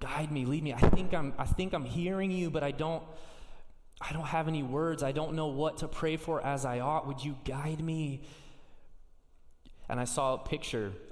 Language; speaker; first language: English; native; English